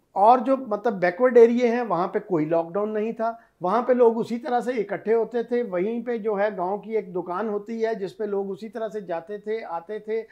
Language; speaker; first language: Urdu; non-native, local second language; Punjabi